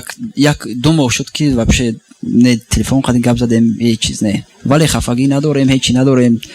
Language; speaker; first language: Persian; non-native, local second language; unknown